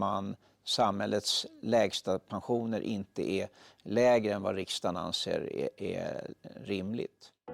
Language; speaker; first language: Swedish; native; Swedish